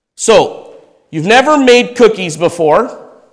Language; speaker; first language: English; native; English